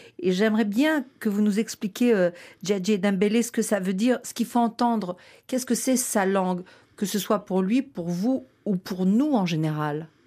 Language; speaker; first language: French; native; French